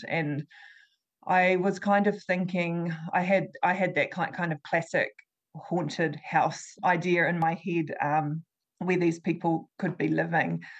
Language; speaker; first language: English; native; English